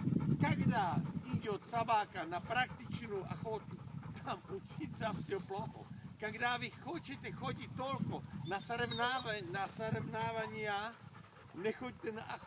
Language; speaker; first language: Russian; non-native, learner; Czech